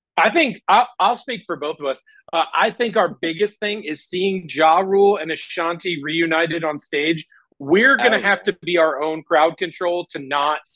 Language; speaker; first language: English; native; English